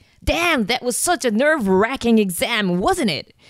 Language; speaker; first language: English; early bilingual, other home language; Japanese